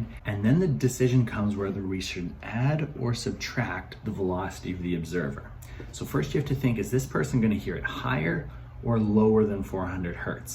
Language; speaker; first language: English; native; English